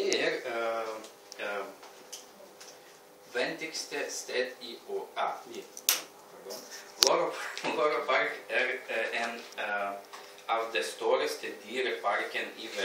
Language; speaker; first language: Norwegian; non-native, learner; Russian